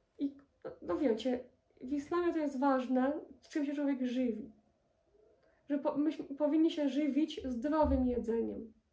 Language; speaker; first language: Polish; native; Polish